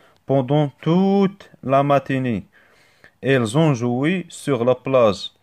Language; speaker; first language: French; non-native, local second language; Arabic